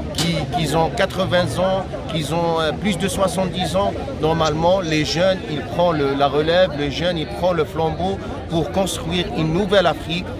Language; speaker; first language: French; non-native, local second language; Arabic